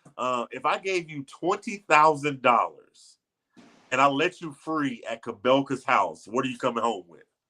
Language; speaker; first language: English; native; English